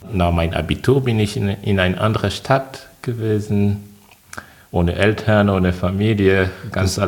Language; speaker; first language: German; non-native, fluent; French